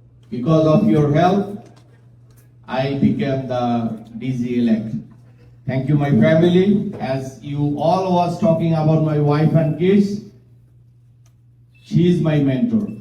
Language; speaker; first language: English; non-native, local second language; Bangla